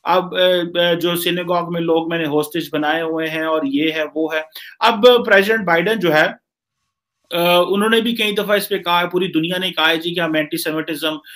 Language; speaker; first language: Hindi; native; Hindi